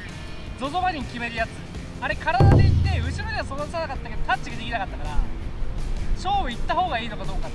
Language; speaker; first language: Japanese; native; Japanese